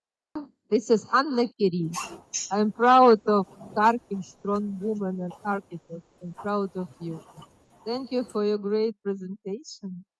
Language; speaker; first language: English; non-native, fluent; Ukrainian